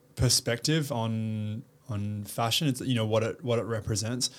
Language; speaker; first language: English; native; English